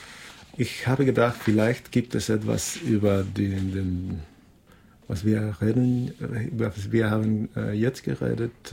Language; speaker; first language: German; non-native, fluent; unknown